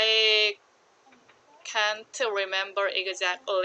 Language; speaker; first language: English; non-native, learner; Korean